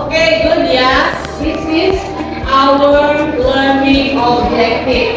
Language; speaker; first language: English; non-native, learner; Indonesian